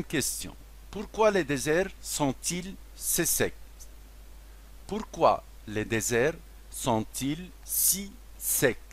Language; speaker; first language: French; non-native, local second language; Arabic